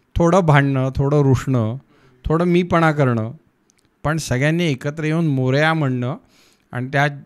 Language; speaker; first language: Marathi; native; Marathi